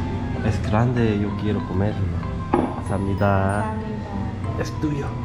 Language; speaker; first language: Spanish; non-native, learner; Korean